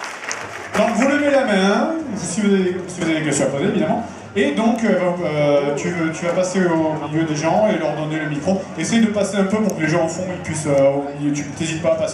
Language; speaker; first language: French; native; French